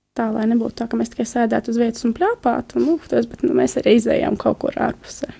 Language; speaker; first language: Latvian; native; Latvian